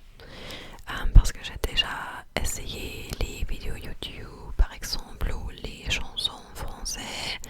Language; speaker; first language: French; non-native, fluent; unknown